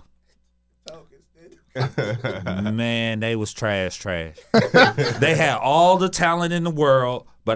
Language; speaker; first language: English; native; English